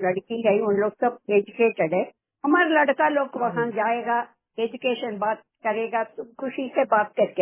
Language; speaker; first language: Hindi; non-native, local second language; Tamil